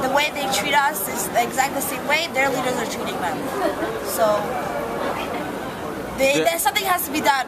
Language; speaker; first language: English; non-native, fluent; Hebrew